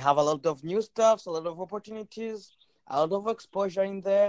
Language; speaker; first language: English; non-native, local second language; Swahili